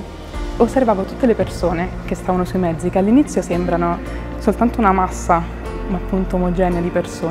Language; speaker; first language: Italian; native; Italian